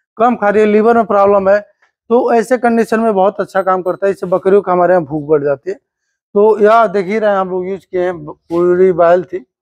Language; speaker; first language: Hindi; native; Hindi